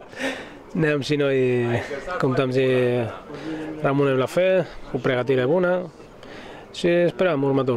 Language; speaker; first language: Romanian; non-native, fluent; Arabic